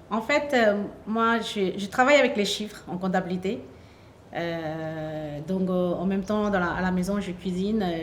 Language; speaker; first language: French; non-native, fluent; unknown